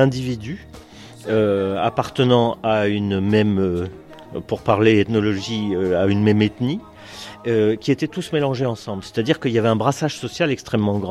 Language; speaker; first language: French; native; French